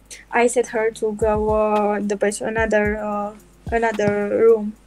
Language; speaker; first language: English; non-native, learner; Romanian